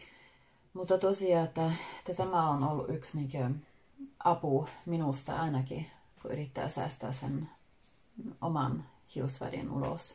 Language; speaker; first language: Finnish; early bilingual, heritage; Finnish